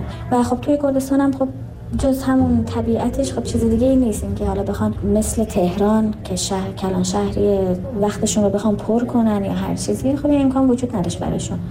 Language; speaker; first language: Persian; non-native, local second language; Kurdish